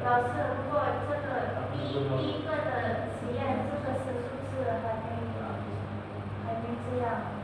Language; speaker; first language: Chinese; non-native, learner; Indonesian